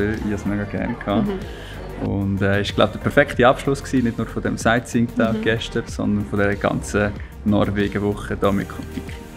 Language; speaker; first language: German; native; German